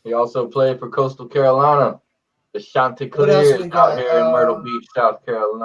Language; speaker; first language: English; native; English